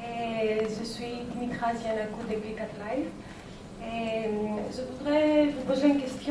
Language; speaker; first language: French; non-native, fluent; Greek